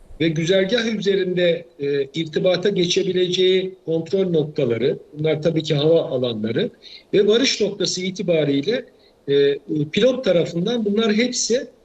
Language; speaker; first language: Turkish; native; Turkish